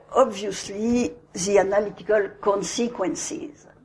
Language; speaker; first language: English; non-native, fluent; French